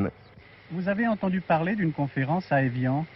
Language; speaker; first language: French; native; French